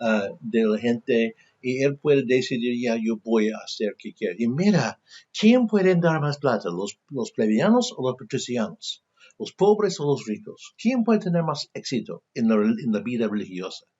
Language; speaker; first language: Spanish; non-native, fluent; English